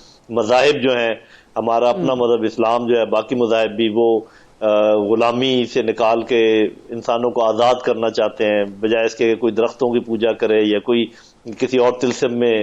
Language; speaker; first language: Urdu; native; Urdu